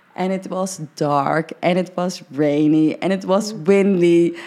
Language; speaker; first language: English; early bilingual, heritage; Dutch